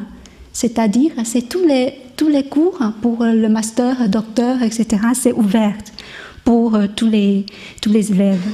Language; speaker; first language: French; non-native, learner; Chinese